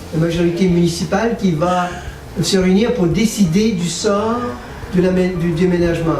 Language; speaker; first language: French; native; French